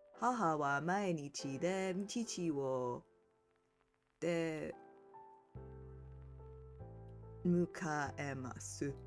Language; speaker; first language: Japanese; non-native, learner; English